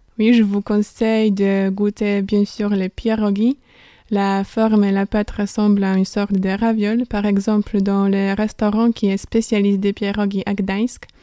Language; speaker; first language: French; non-native, learner; Polish